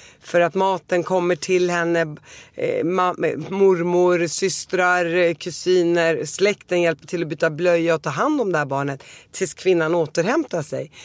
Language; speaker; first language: Swedish; early bilingual, other home language; Arabic